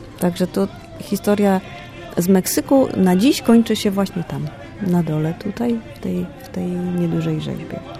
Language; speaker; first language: Polish; native; Polish